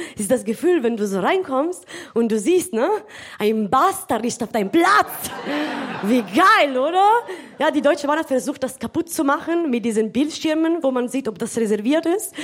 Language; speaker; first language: German; non-native, fluent; Italian